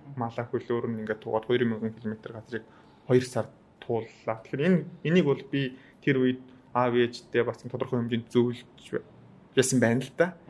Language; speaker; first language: Mongolian; native; Mongolian